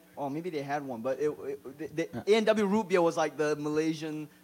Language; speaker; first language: English; non-native, local second language; Chinese